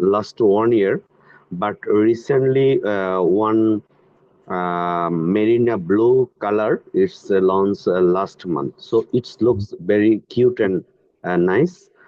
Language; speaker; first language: English; non-native, learner; Bangla